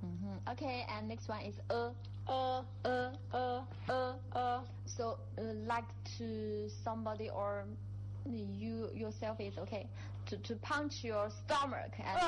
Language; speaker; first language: English; non-native, fluent; Chinese